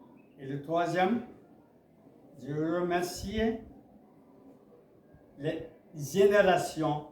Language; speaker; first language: French; non-native, local second language; Mandingo